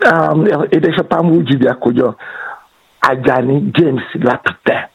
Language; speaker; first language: Hungarian; non-native, learner; Yoruba